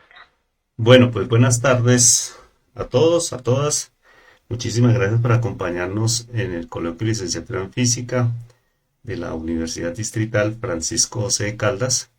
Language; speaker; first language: Spanish; native; Spanish